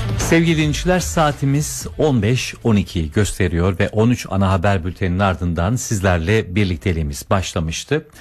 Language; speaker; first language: Turkish; native; Turkish